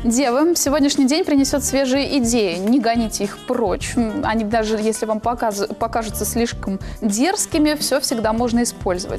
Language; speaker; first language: Russian; native; Russian